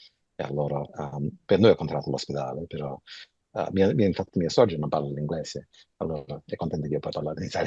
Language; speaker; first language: Italian; early bilingual, heritage; Italian